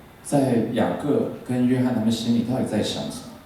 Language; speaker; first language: Chinese; native; Chinese